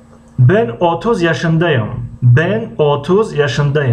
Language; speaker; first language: Turkish; non-native, fluent; Tajik